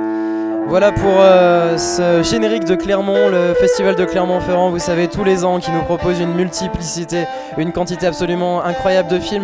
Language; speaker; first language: French; native; French